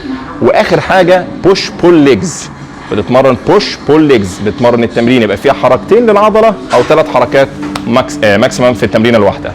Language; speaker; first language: Arabic; native; Arabic